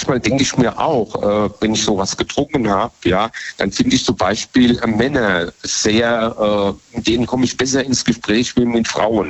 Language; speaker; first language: German; native; German